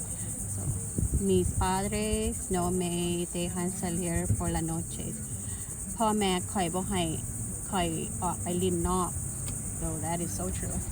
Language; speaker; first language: Spanish; non-native, learner; Lao